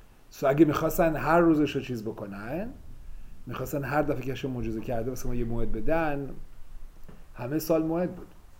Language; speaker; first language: Persian; native; Persian